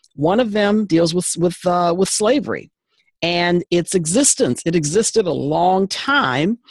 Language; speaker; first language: English; native; English